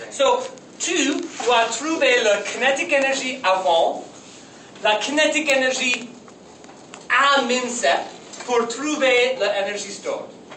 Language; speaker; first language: French; non-native, learner; English